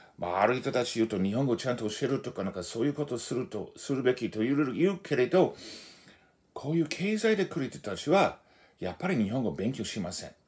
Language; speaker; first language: Japanese; non-native, fluent; English